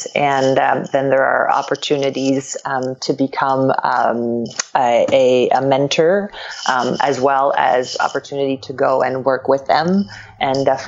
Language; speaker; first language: English; non-native, fluent; French